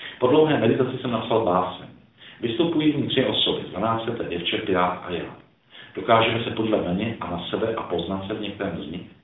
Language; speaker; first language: Czech; early bilingual, other home language; Croatian